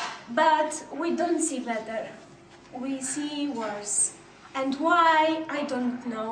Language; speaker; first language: English; non-native, learner; Arabic